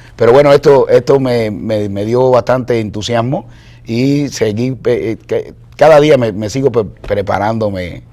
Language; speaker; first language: Spanish; native; Spanish